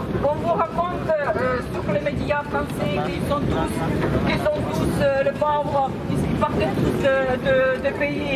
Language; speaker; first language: French; non-native, fluent; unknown